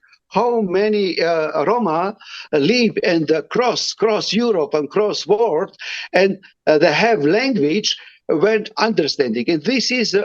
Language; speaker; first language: English; non-native, learner; Romany